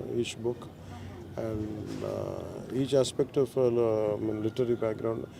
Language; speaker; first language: English; non-native, local second language; Telugu